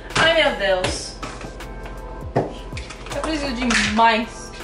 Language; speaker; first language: Portuguese; non-native, learner; English